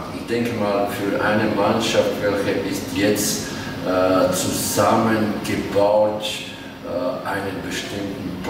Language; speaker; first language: German; non-native, fluent; Latvian